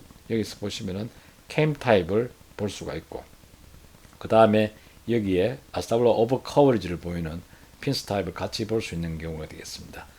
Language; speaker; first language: Korean; native; Korean